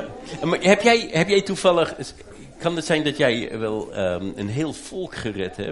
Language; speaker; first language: Dutch; native; Dutch